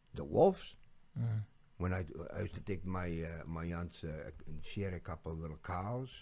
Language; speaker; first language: English; non-native, fluent; Portuguese